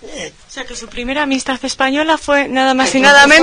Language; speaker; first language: Spanish; native; Spanish